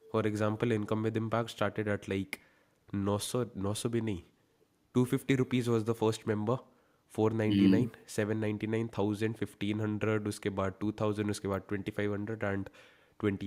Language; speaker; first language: Hindi; native; Hindi